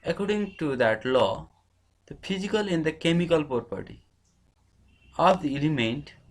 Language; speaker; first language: English; non-native, local second language; Nepali